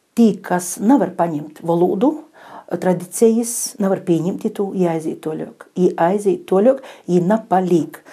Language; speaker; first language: Latvian; native; Latvian